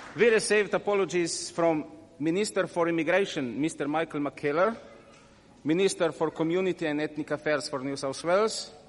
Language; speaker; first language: English; non-native, fluent; Slovenian